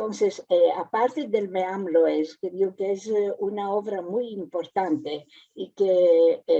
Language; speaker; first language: Spanish; early bilingual, heritage; Ladino